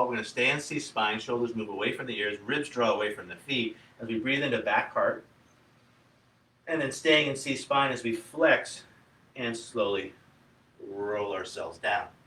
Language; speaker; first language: English; native; English